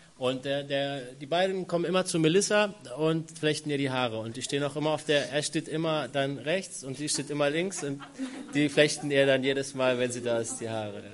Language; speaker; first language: German; native; German